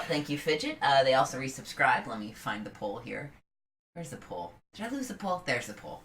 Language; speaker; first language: English; native; English